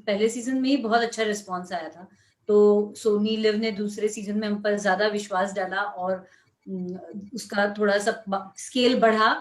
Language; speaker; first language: Hindi; non-native, local second language; Marathi